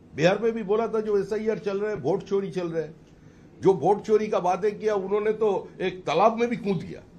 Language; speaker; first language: Hindi; non-native, local second language; Bangla